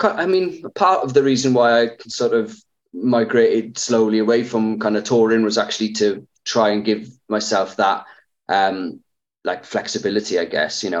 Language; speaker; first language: English; native; English